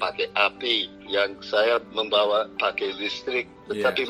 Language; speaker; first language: Indonesian; non-native, fluent; English